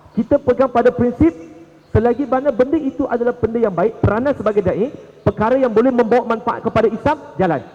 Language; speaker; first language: Malay; non-native, local second language; Chinese